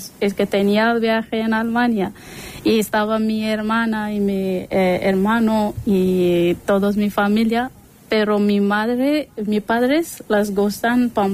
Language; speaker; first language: Spanish; non-native, learner; Persian